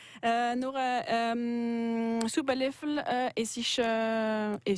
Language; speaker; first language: German; non-native, local second language; French